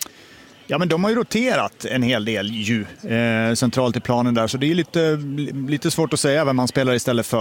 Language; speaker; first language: Swedish; native; Swedish